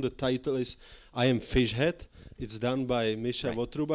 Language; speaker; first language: English; non-native, fluent; Czech